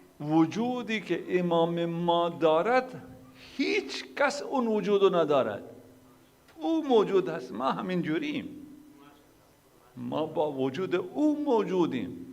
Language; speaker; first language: Persian; non-native, fluent; Urdu